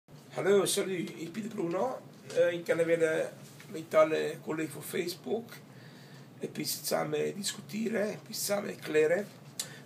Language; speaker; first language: German; non-native, learner; Italian